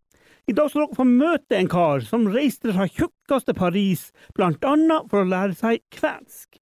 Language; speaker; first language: Norwegian; native; Norwegian